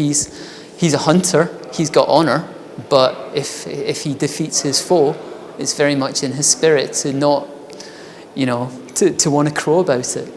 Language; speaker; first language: English; native; English